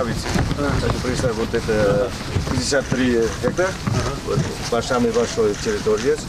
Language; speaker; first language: Russian; non-native, learner; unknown